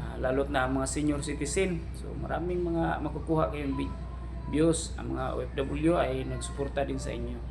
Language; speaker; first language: Filipino; non-native, local second language; Cebuano